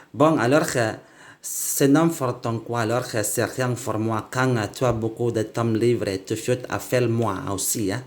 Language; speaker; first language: French; non-native, learner; Indonesian